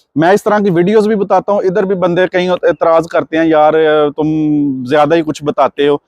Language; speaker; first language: Urdu; non-native, local second language; Punjabi